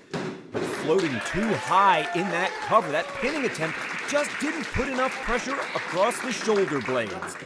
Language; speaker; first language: English; native; English